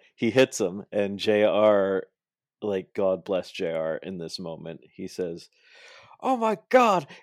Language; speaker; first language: English; native; English